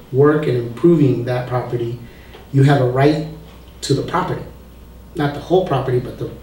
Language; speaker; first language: English; early bilingual, other home language; Spanish